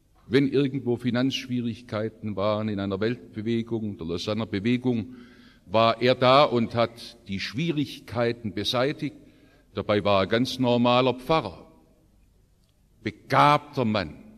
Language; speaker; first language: German; native; German